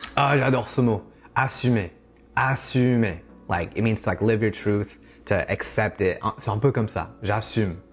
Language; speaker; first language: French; non-native, fluent; English